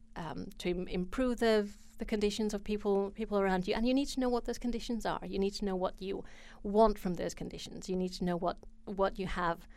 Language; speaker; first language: English; non-native, fluent; Finnish